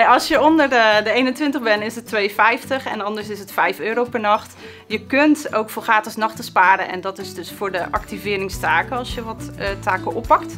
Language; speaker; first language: Dutch; native; Dutch